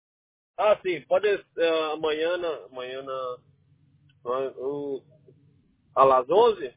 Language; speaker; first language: Spanish; non-native, learner; Portuguese